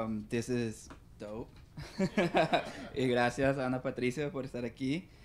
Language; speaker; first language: Spanish; early bilingual, heritage; Spanish